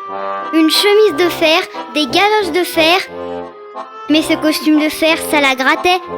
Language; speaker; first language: French; native; French